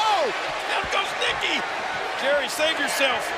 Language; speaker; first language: English; native; English